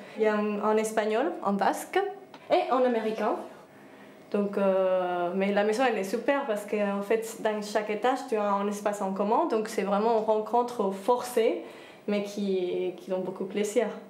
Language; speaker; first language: French; non-native, fluent; Spanish